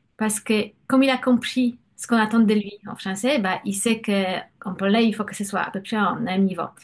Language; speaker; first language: French; non-native, fluent; Polish